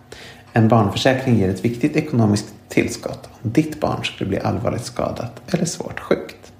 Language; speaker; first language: Swedish; native; Swedish